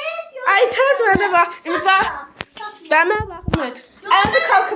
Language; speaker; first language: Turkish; non-native, learner; Azerbaijani